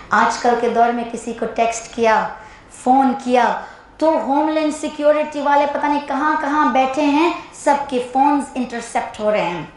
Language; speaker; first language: Urdu; early bilingual, heritage; Urdu